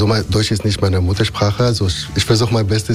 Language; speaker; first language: German; non-native, fluent; Arabic